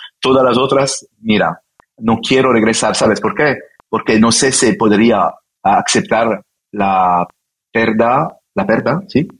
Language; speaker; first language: Spanish; non-native, fluent; French